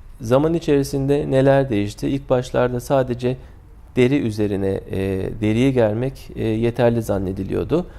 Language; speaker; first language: Turkish; native; Turkish